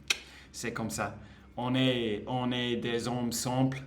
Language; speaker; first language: French; non-native, learner; English